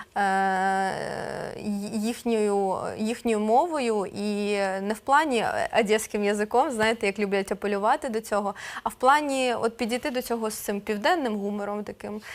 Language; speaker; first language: Ukrainian; non-native, local second language; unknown